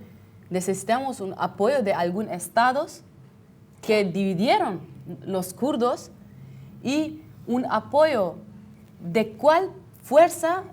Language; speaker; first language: Spanish; non-native, fluent; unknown